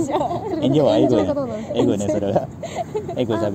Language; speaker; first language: Japanese; non-native, fluent; Indonesian